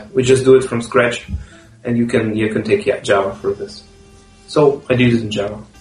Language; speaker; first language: English; non-native, fluent; Russian